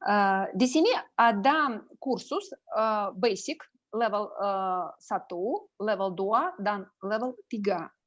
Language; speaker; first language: Indonesian; non-native, learner; Russian